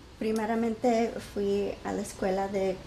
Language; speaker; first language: Spanish; early bilingual, heritage; English